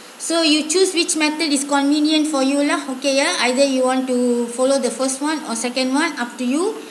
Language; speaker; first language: English; non-native, local second language; Malay